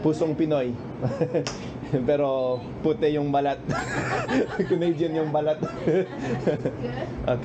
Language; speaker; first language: Filipino; non-native, fluent; English